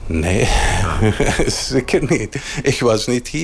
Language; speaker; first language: Dutch; non-native, learner; Arabic